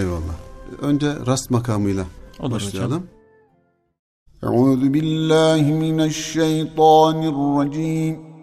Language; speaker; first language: Turkish; native; Turkish